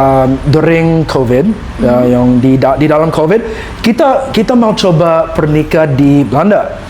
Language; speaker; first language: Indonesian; non-native, learner; English